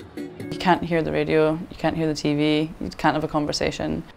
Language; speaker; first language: English; native; English